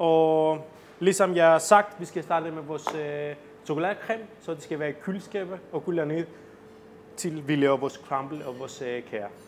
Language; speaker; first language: Danish; non-native, fluent; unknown